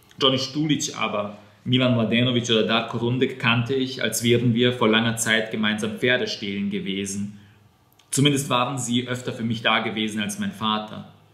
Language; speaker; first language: German; non-native, fluent; Serbian